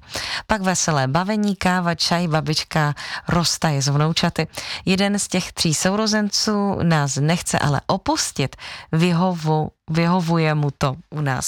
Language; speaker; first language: Czech; native; Czech